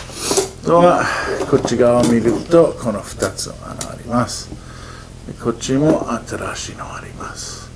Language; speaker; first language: Japanese; non-native, fluent; English